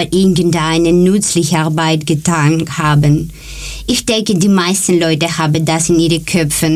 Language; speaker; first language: German; non-native, learner; Greek